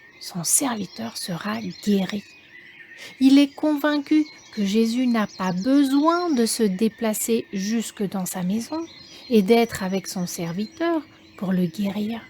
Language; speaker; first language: French; native; French